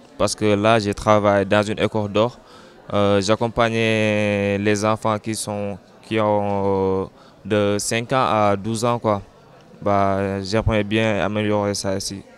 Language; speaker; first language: French; non-native, local second language; Wolof